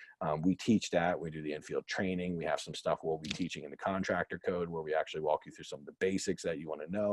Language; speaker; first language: English; native; English